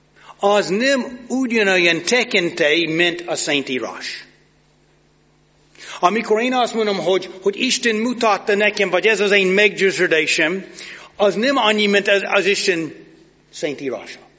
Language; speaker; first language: Hungarian; non-native, fluent; English